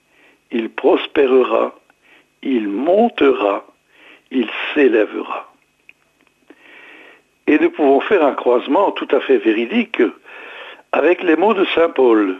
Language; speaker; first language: French; native; French